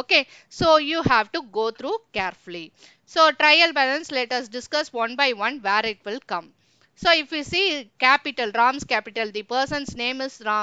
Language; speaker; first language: English; non-native, local second language; Tamil